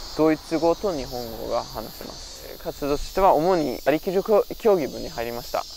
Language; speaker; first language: Japanese; non-native, fluent; Norwegian